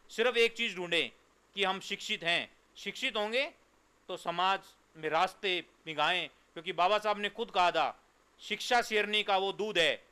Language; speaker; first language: Hindi; non-native, local second language; Punjabi